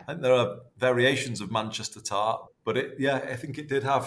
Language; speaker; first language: English; native; English